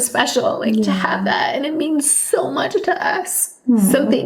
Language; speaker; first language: English; native; English